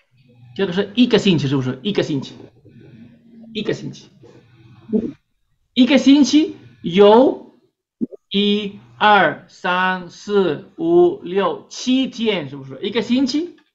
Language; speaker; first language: Chinese; non-native, fluent; Spanish